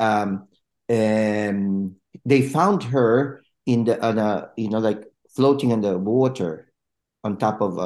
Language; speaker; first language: English; non-native, local second language; Filipino